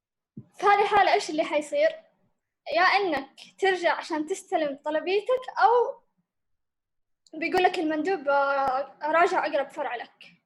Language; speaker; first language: Arabic; native; Arabic